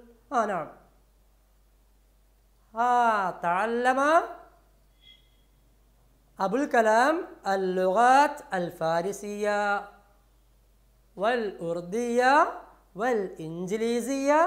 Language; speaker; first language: Arabic; non-native, fluent; Malayalam